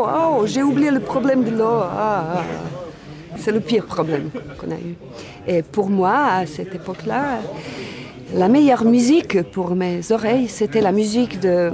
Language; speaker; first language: French; non-native, fluent; Bosnian